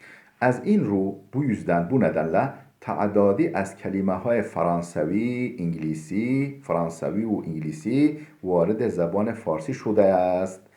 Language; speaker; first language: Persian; non-native, fluent; Turkish